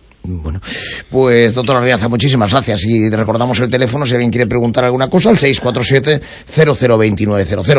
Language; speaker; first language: Spanish; native; Spanish